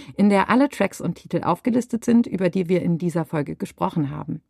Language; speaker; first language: German; native; German